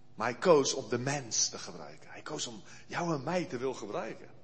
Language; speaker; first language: Dutch; non-native, fluent; Afrikaans